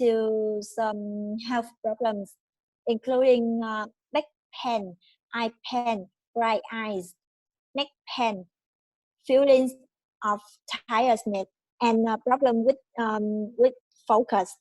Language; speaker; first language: English; non-native, learner; Vietnamese